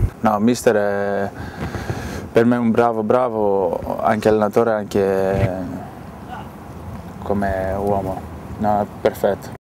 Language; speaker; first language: Italian; non-native, fluent; Greek